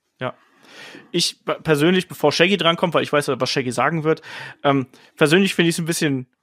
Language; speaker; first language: German; native; German